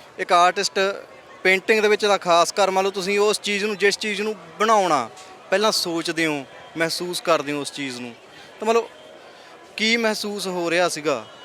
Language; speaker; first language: Punjabi; native; Punjabi